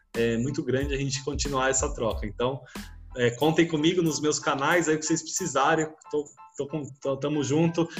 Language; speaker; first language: Portuguese; native; Portuguese